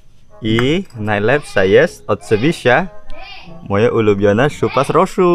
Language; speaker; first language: Polish; non-native, learner; Balinese